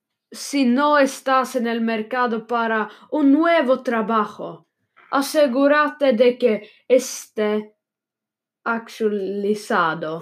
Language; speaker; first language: Spanish; non-native, learner; Swedish